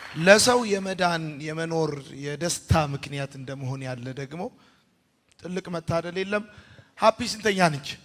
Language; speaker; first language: Amharic; native; Amharic